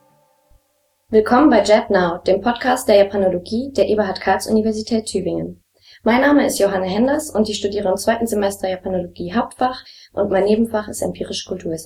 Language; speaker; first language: German; native; German